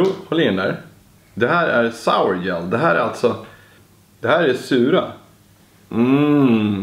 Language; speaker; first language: Swedish; native; Swedish